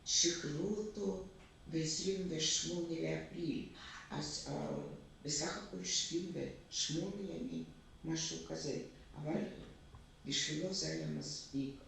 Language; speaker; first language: Hebrew; non-native, fluent; Russian